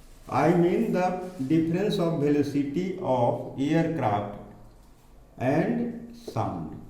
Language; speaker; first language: English; non-native, local second language; Hindi